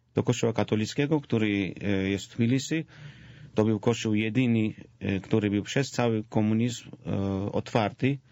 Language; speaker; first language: Polish; non-native, fluent; Georgian